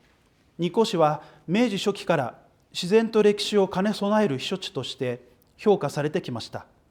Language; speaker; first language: Japanese; native; Japanese